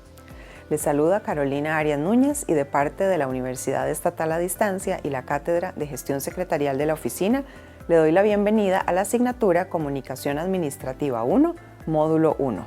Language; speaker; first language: Spanish; native; Spanish